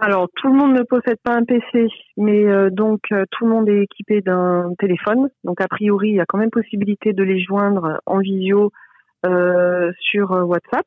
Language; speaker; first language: French; native; French